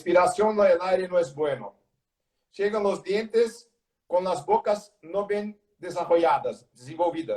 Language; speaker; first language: Spanish; non-native, learner; Portuguese